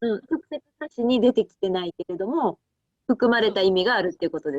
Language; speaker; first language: Japanese; native; Japanese